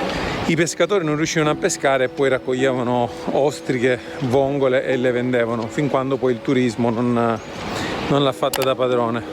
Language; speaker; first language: Italian; native; Italian